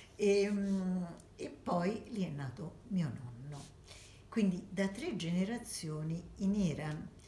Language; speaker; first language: Italian; early bilingual, other home language; Armenian